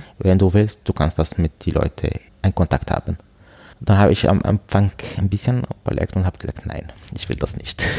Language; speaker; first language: German; non-native, learner; Arabic